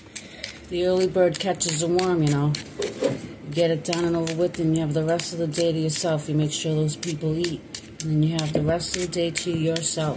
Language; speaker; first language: English; native; English